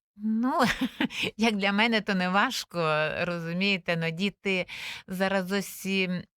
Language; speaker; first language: Ukrainian; native; Ukrainian